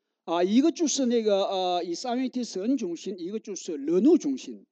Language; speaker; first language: Chinese; non-native, learner; Korean